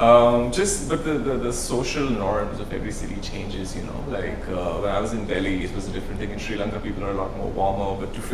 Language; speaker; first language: English; non-native, local second language; Hindi